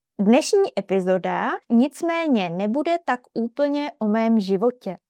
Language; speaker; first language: Czech; native; Czech